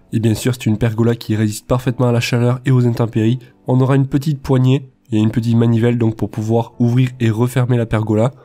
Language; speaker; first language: French; native; French